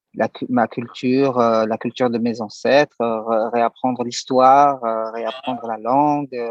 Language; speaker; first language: French; native; French